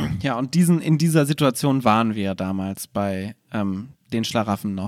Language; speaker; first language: German; native; German